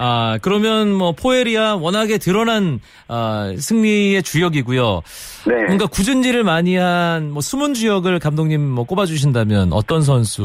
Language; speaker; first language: Korean; native; Korean